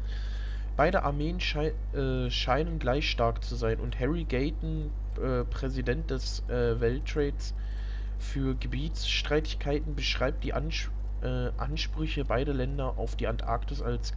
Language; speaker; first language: German; native; German